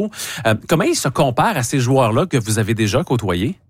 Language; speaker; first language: French; native; French